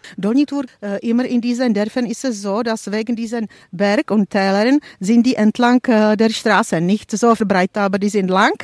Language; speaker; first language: German; non-native, fluent; Czech